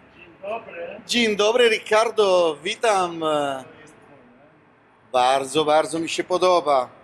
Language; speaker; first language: Polish; non-native, learner; Italian